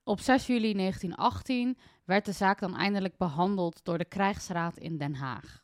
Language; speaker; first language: Dutch; native; Dutch